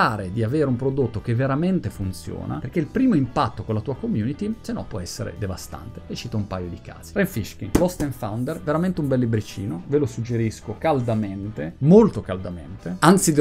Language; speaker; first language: Italian; native; Italian